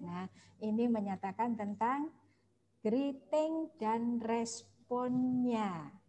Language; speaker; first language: Indonesian; non-native, local second language; Javanese